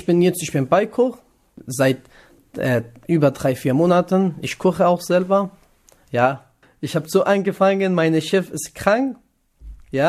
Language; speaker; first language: German; non-native, learner; Kurdish